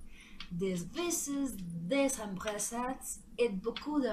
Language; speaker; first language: French; non-native, learner; Spanish